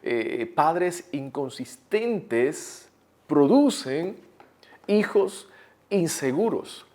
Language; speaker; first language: Spanish; native; Spanish